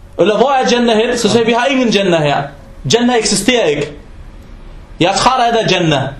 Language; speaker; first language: Danish; non-native, fluent; Arabic